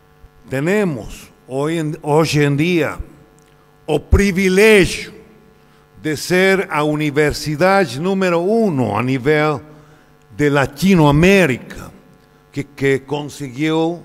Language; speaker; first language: Portuguese; non-native, learner; Spanish